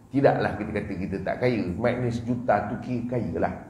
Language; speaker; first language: Malay; native; Malay